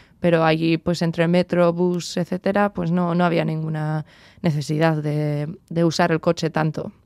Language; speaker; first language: Spanish; early bilingual, heritage; Spanish